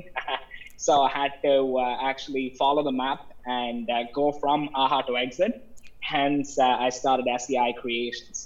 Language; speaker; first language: English; non-native, local second language; Tamil